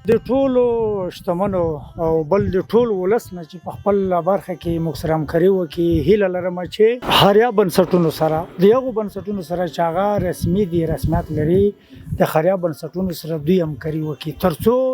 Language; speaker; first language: Pashto; native; Pashto